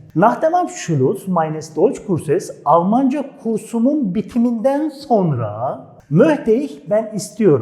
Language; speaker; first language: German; non-native, fluent; Turkish